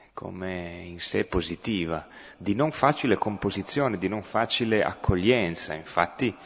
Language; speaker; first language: Italian; non-native, local second language; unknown